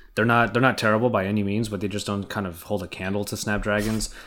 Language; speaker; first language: English; early bilingual, other home language; Filipino